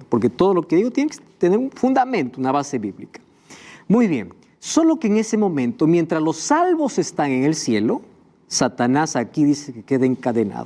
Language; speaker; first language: Spanish; native; Spanish